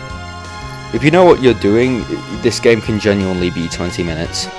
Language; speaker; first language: English; native; English